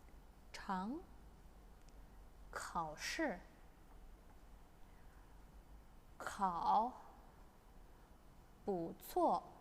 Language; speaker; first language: Chinese; non-native, fluent; Indonesian